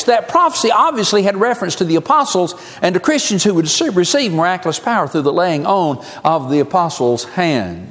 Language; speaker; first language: English; native; English